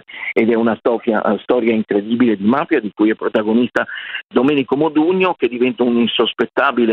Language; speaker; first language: Italian; native; Italian